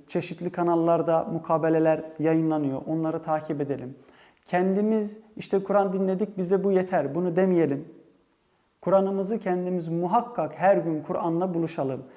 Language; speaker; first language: Turkish; early bilingual, heritage; Turkish